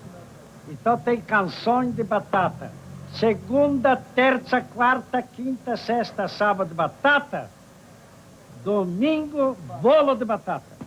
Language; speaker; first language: Portuguese; non-native, fluent; Polish